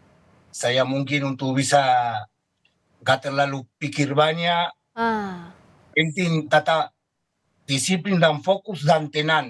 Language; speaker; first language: Indonesian; non-native, fluent; Spanish